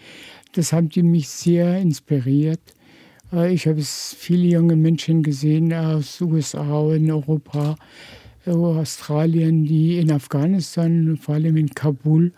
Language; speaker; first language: German; non-native, fluent; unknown